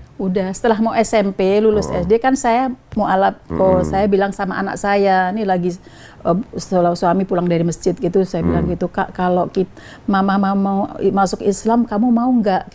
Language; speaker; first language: Indonesian; non-native, local second language; Javanese